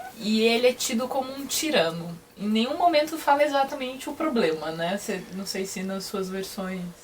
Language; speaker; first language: Portuguese; native; Portuguese